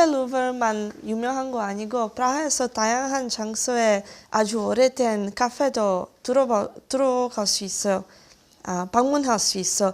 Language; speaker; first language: Korean; non-native, fluent; Czech